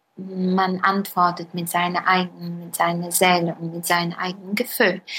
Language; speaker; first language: German; non-native, fluent; Bulgarian